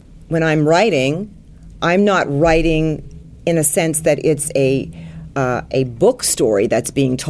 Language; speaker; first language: English; native; English